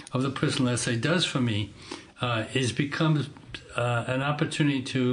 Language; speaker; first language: English; native; English